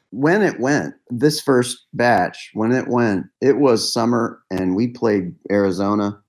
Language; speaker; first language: English; native; English